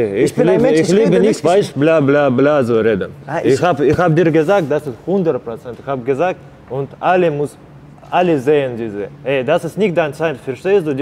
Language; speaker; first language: German; non-native, learner; Russian